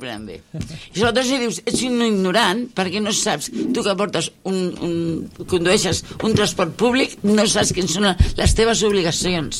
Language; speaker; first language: Catalan; native; Catalan